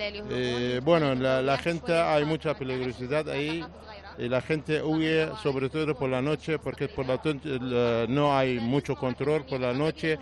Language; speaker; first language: Spanish; non-native, fluent; Arabic